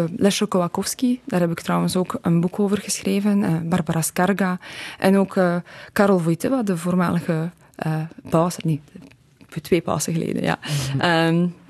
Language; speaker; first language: Dutch; early bilingual, other home language; Polish